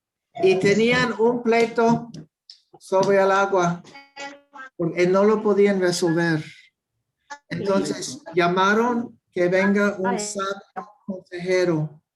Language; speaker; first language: Spanish; non-native, fluent; English